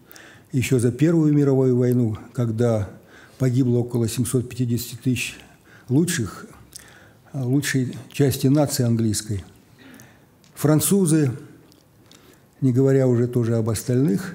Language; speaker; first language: Russian; native; Russian